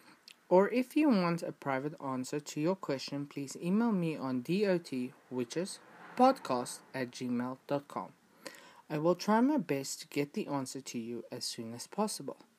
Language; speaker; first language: English; non-native, fluent; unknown